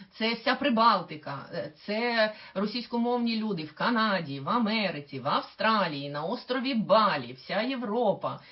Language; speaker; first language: Ukrainian; non-native, local second language; Russian